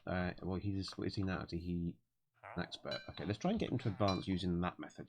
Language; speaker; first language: English; native; English